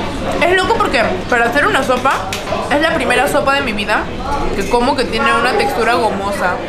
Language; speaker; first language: Spanish; native; Spanish